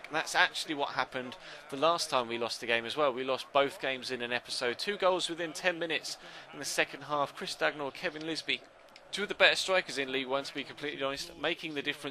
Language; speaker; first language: English; native; English